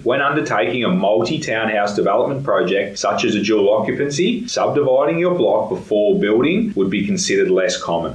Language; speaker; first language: English; native; English